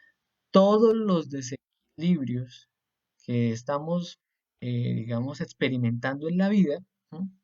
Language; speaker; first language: Spanish; native; Spanish